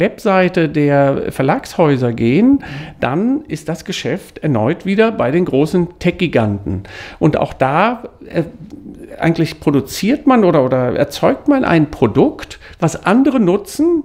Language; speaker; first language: German; native; German